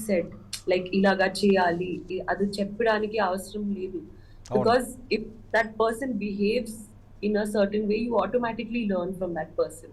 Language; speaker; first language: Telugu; non-native, learner; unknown